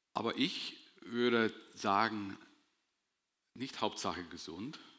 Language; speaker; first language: German; non-native, fluent; English